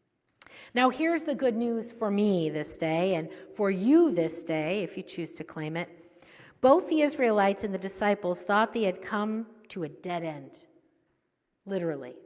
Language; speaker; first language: English; native; English